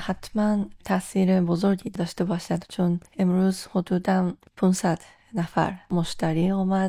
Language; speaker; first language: Persian; non-native, fluent; Japanese